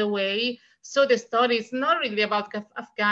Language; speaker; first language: English; non-native, fluent; Italian